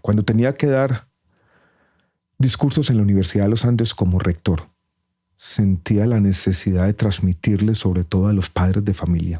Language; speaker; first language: Spanish; native; Spanish